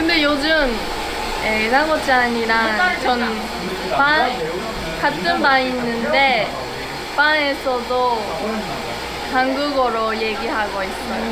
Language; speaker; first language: Korean; non-native, learner; Japanese